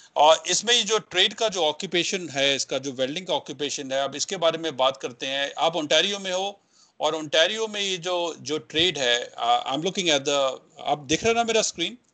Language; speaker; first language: Hindi; non-native, local second language; Punjabi